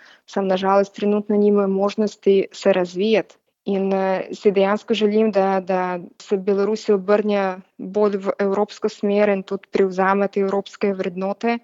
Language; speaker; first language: Slovenian; non-native, fluent; Belarusian